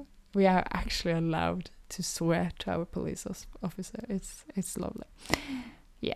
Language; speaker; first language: English; non-native, fluent; Norwegian